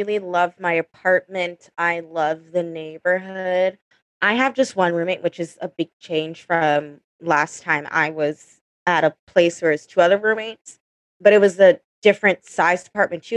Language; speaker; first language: English; native; English